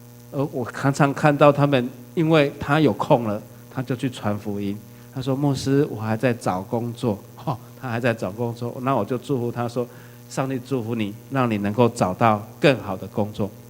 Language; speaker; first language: Chinese; native; Chinese